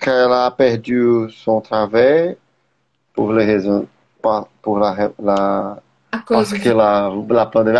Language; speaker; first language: French; non-native, learner; Portuguese